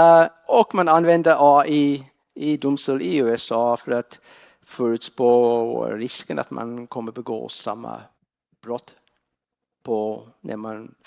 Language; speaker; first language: Swedish; non-native, fluent; English